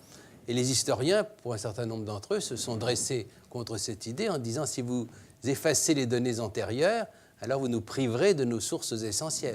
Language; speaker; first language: French; native; French